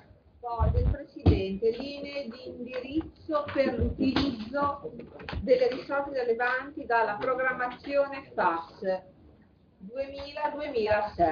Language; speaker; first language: Italian; native; Italian